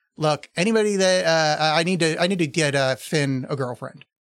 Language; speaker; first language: English; native; English